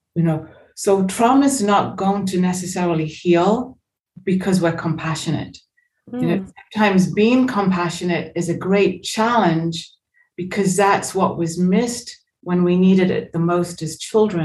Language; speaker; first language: English; native; English